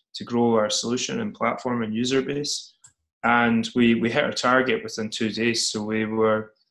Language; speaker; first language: English; native; English